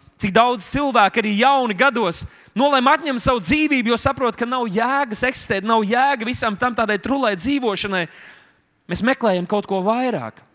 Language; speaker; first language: Latvian; native; Latvian